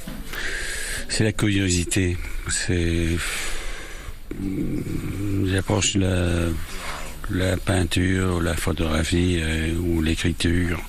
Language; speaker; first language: French; non-native, fluent; English